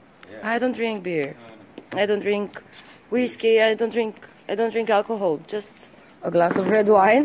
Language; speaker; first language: English; non-native, fluent; Romanian